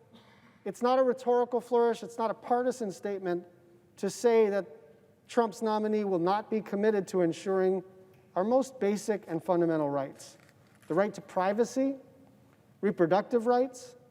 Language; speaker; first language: English; native; English